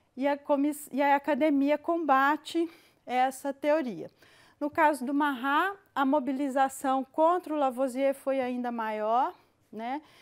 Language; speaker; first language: Portuguese; native; Portuguese